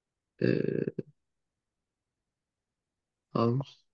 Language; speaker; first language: German; non-native, learner; French